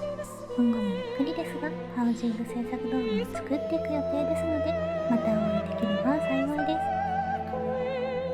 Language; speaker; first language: Japanese; native; Japanese